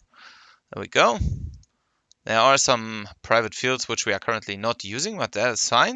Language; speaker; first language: English; non-native, fluent; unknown